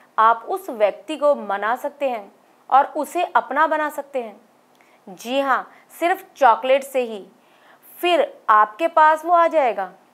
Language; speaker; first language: Hindi; native; Hindi